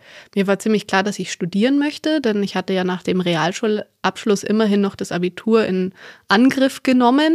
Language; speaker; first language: German; native; German